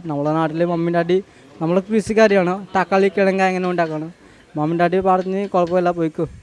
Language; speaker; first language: Malayalam; non-native, learner; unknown